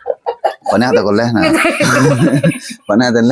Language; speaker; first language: Indonesian; native; Indonesian